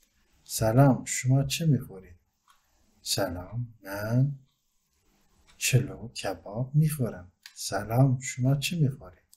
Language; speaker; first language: Persian; non-native, fluent; Turkish